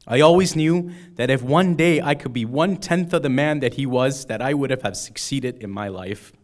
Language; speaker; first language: English; early bilingual, other home language; Persian